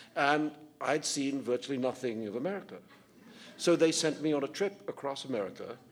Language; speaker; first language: English; non-native, local second language; Urdu